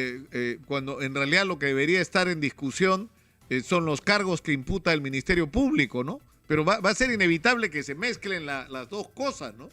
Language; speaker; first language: Spanish; native; Spanish